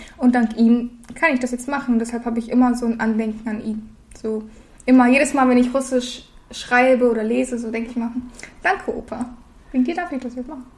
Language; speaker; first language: German; early bilingual, other home language; Russian